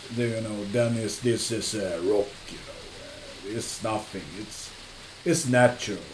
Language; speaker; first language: English; non-native, fluent; Swedish